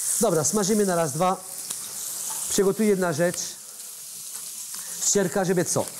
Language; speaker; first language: Polish; non-native, learner; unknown